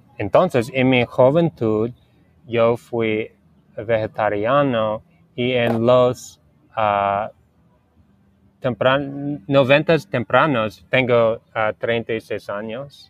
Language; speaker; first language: Spanish; non-native, learner; English